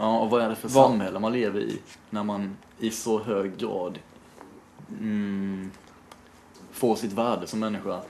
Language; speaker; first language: Swedish; native; Swedish